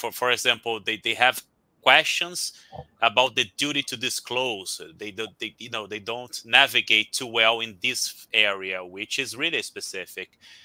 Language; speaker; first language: English; non-native, fluent; Portuguese